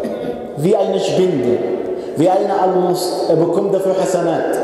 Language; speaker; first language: German; non-native, fluent; Arabic